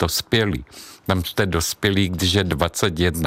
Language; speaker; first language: Czech; non-native, fluent; Hungarian